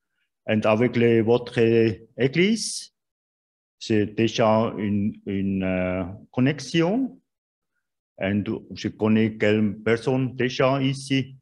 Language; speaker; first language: French; non-native, learner; Swiss German